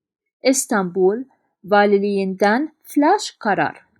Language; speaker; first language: Turkish; non-native, fluent; Arabic